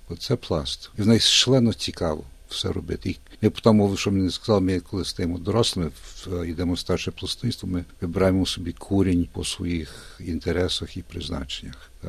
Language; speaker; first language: Ukrainian; early bilingual, heritage; Ukrainian